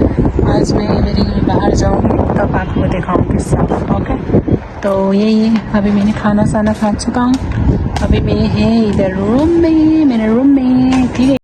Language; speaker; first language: Hindi; non-native, learner; Nepali